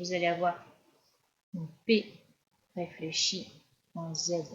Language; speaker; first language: French; native; French